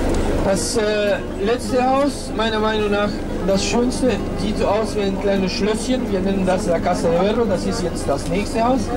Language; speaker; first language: German; non-native, fluent; Spanish